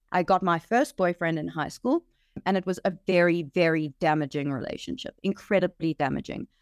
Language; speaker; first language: English; native; English